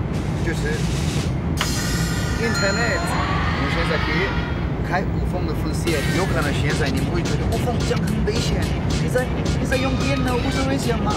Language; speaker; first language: Chinese; non-native, fluent; Turkish